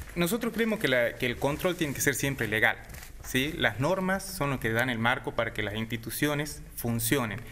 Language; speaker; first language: Spanish; native; Spanish